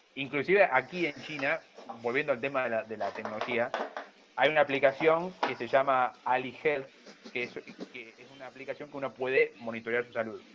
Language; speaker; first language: Spanish; native; Spanish